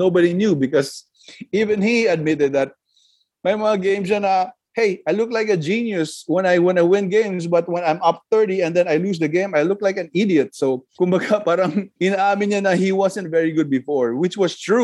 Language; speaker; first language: English; non-native, local second language; Cebuano